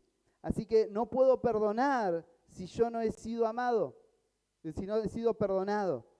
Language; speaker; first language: Spanish; native; Spanish